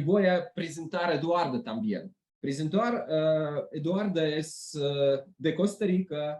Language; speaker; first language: Spanish; non-native, learner; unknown